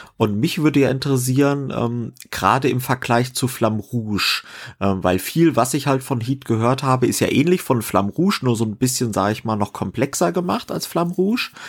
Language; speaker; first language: German; native; German